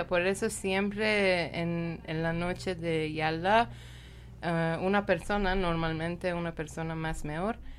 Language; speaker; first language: Spanish; non-native, learner; Persian